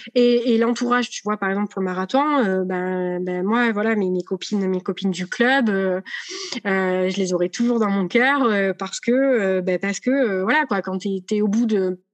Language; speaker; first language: French; native; French